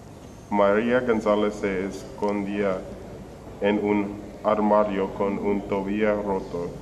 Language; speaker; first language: Spanish; non-native, learner; English